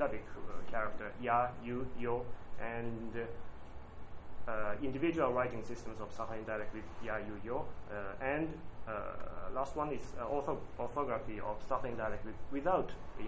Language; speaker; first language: English; non-native, learner; Japanese